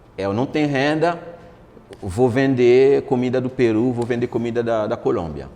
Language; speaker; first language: Portuguese; non-native, fluent; Haitian Creole